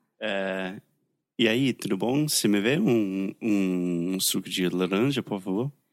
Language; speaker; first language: Portuguese; non-native, fluent; English